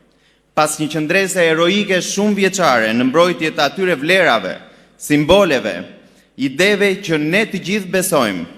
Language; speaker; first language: Albanian; native; Albanian